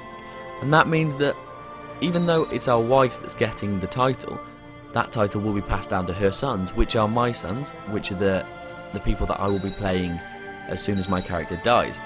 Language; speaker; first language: English; native; English